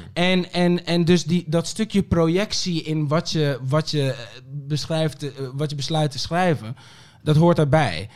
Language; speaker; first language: Dutch; early bilingual, other home language; Papiamento